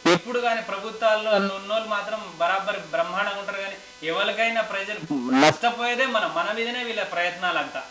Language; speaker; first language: Telugu; non-native, local second language; Lambadi